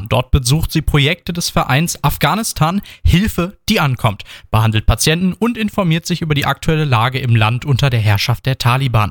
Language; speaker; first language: German; native; German